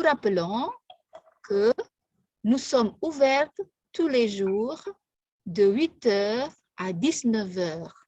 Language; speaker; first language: French; non-native, fluent; Indonesian